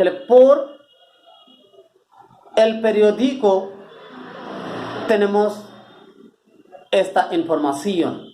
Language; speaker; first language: Spanish; non-native, learner; Bangla